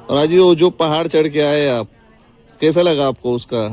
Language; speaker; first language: Hindi; non-native, local second language; Marathi